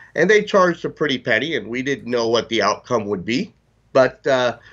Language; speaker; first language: English; native; English